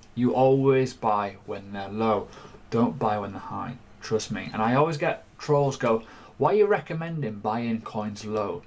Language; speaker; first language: English; native; English